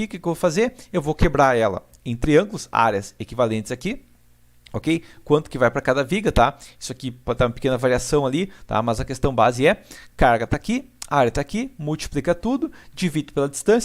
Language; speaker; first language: Portuguese; native; Portuguese